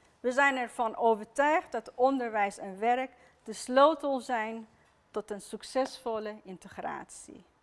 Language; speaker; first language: Dutch; non-native, fluent; Persian